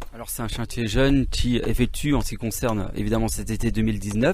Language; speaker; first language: French; native; French